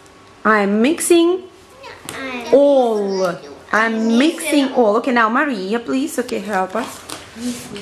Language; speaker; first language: English; non-native, fluent; Russian